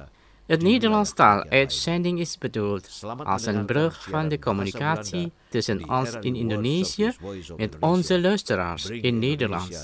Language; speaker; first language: Dutch; non-native, learner; Indonesian